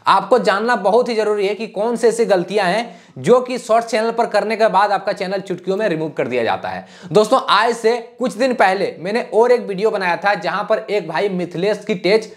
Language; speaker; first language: Hindi; native; Hindi